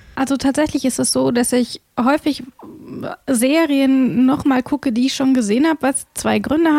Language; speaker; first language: German; native; German